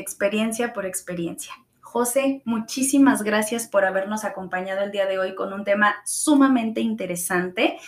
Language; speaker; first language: Spanish; native; Spanish